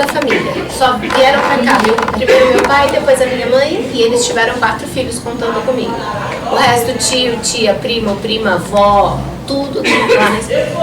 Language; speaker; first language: Portuguese; early bilingual, other home language; Spanish